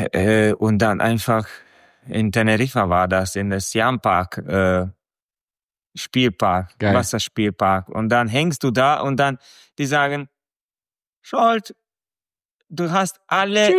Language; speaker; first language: German; non-native, fluent; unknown